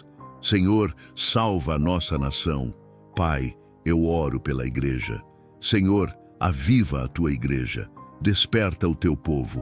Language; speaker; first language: Portuguese; native; Portuguese